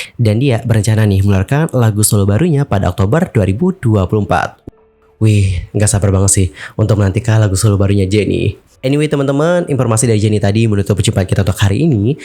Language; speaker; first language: Indonesian; native; Indonesian